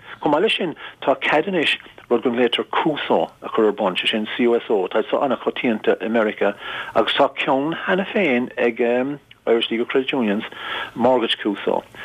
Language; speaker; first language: Irish; native; Irish